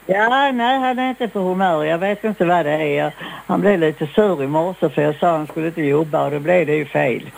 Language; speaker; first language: Swedish; native; Swedish